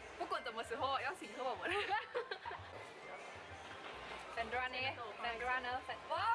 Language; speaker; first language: Chinese; non-native, fluent; Thai